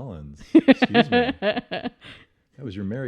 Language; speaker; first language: English; native; English